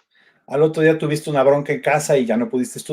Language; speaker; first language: Spanish; native; Spanish